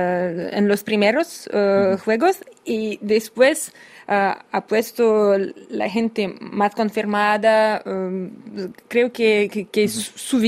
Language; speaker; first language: Spanish; non-native, fluent; Russian